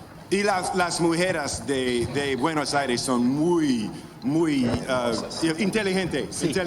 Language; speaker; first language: Spanish; non-native, learner; English